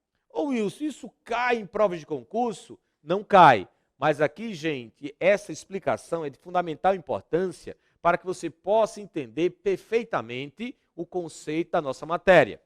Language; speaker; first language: Portuguese; native; Portuguese